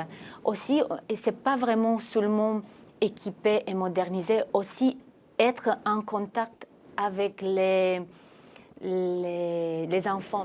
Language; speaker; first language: French; non-native, fluent; Romanian